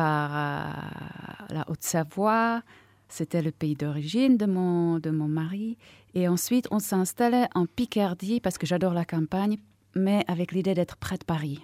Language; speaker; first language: French; non-native, fluent; Czech